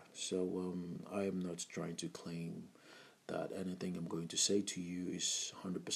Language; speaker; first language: English; non-native, local second language; Igbo